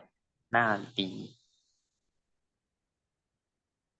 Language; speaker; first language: Chinese; non-native, learner; Indonesian